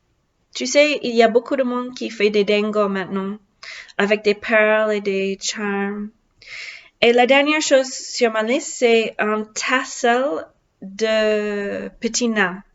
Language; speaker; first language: French; non-native, learner; English